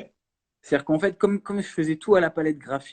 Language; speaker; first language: French; native; French